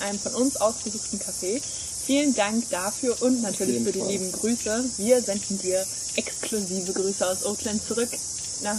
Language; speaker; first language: German; native; German